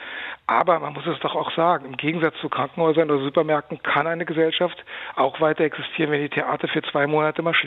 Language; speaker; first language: German; native; German